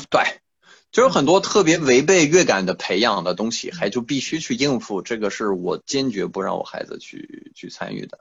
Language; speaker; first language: Chinese; non-native, fluent; French